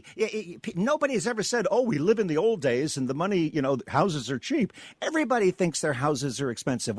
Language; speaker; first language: English; native; English